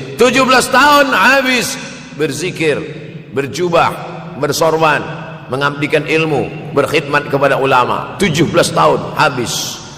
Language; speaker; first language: Malay; native; Malay